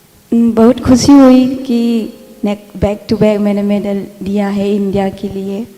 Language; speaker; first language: Hindi; non-native, local second language; Manipuri